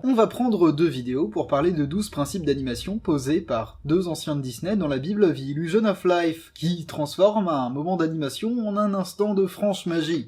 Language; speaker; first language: French; native; French